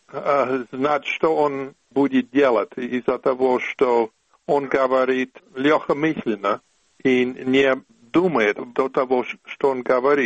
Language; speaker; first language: Russian; non-native, fluent; English